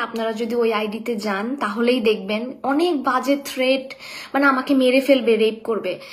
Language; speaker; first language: Bangla; non-native, local second language; Kok Borok